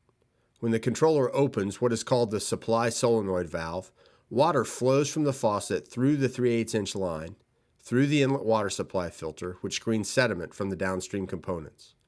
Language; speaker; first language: English; native; English